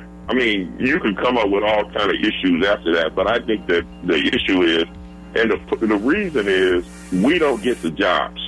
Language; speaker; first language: English; native; English